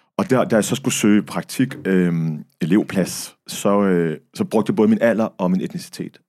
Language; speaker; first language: Danish; early bilingual, other home language; Arabic